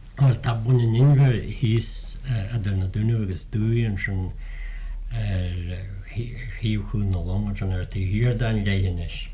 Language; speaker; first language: Irish; native; Irish